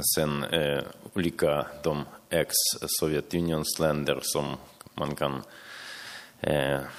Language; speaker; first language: Swedish; non-native, fluent; Ukrainian